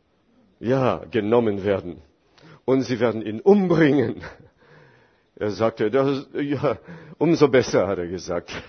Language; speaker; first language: German; non-native, fluent; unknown